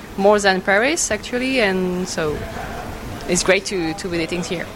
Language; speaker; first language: English; non-native, learner; French